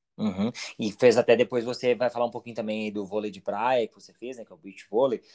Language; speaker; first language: Portuguese; native; Portuguese